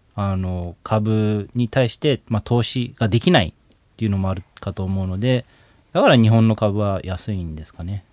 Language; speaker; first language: Japanese; native; Japanese